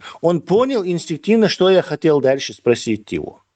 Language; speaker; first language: Russian; non-native, local second language; Chechen